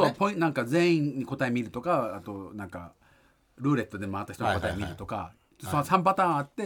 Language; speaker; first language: Japanese; native; Japanese